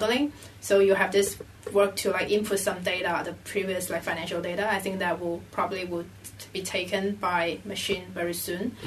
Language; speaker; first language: English; non-native, local second language; Cantonese